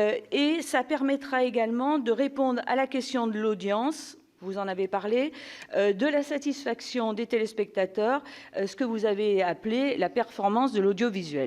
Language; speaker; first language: French; native; French